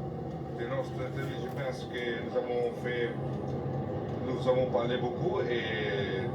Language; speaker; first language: French; non-native, learner; Italian